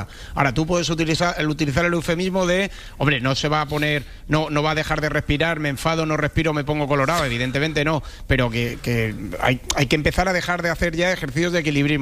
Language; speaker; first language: Spanish; native; Spanish